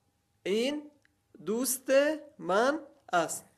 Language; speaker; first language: Persian; non-native, learner; Arabic